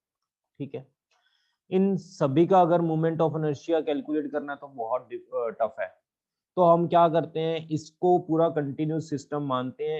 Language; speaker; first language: Hindi; native; Hindi